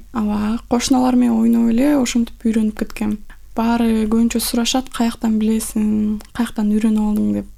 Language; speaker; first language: Kyrgyz; non-native, local second language; Russian